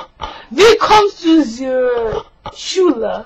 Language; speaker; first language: German; non-native, learner; English